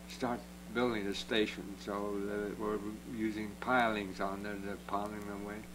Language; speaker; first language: English; native; English